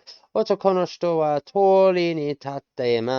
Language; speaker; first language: Japanese; non-native, learner; English